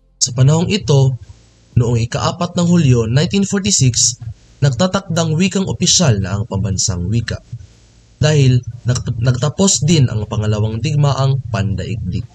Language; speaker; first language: Filipino; non-native, local second language; Cebuano